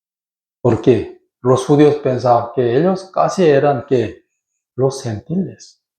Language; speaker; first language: Spanish; non-native, learner; Korean